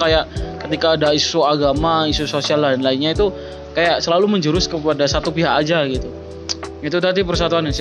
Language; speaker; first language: Indonesian; native; Indonesian